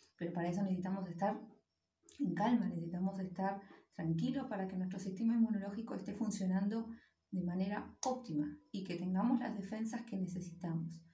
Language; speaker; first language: Spanish; native; Spanish